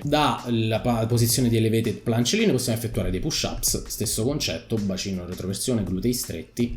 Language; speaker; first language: Italian; native; Italian